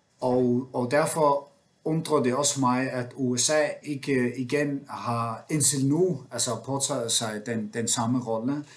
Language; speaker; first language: Danish; non-native, local second language; Faroese